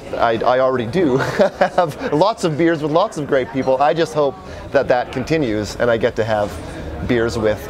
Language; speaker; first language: English; native; English